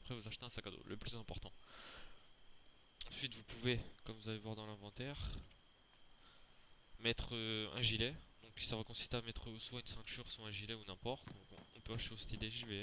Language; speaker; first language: French; native; French